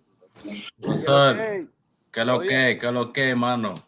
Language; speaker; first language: Spanish; non-native, learner; English